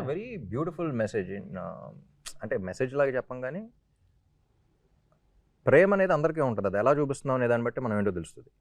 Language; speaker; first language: Telugu; native; Telugu